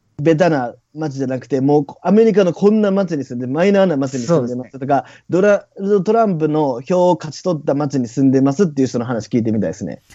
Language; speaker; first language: Japanese; native; Japanese